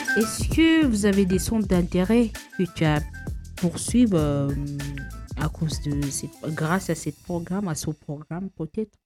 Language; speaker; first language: French; non-native, fluent; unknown